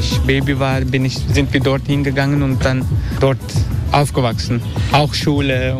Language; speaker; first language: German; non-native, learner; Turkish